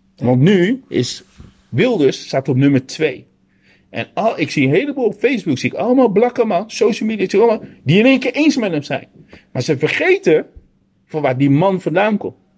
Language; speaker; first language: Dutch; native; Dutch